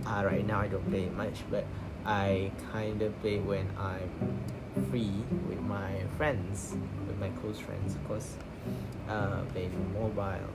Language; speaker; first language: English; non-native, local second language; Malay